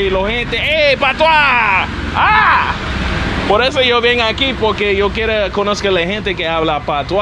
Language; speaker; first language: Spanish; non-native, learner; English